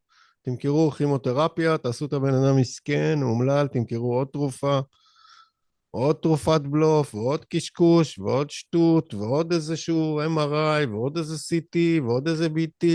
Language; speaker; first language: Hebrew; native; Hebrew